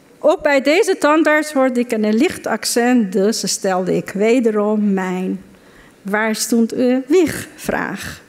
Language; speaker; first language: Dutch; non-native, fluent; Persian